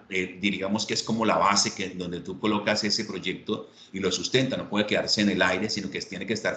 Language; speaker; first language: Spanish; native; Spanish